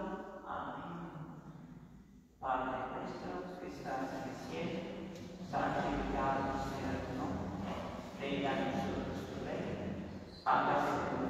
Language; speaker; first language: Spanish; native; Spanish